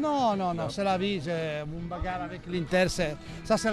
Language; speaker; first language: French; non-native, learner; Italian